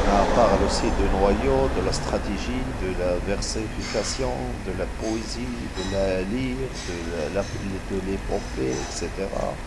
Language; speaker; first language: French; non-native, local second language; Arabic